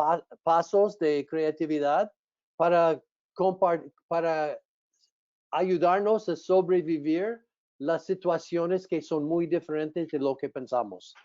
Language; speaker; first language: Spanish; non-native, fluent; English